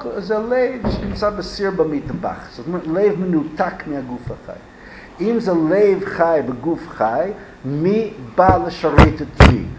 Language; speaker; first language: Hebrew; non-native, fluent; English